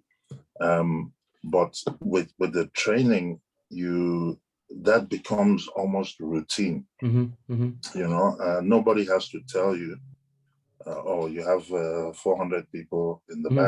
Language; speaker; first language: English; non-native, local second language; Yoruba